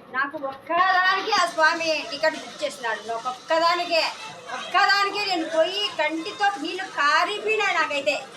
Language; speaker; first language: Telugu; native; Telugu